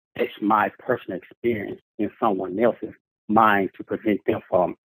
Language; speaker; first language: English; native; English